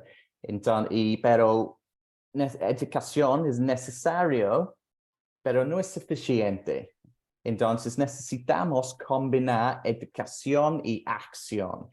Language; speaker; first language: Spanish; non-native, fluent; English